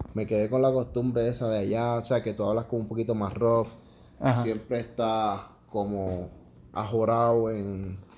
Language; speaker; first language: Spanish; native; Spanish